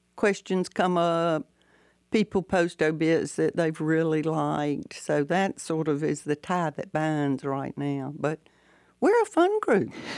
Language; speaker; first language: English; native; English